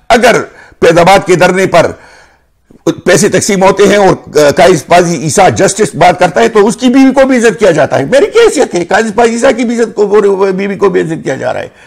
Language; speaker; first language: Urdu; non-native, local second language; Pashto